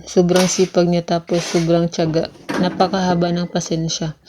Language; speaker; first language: Filipino; non-native, local second language; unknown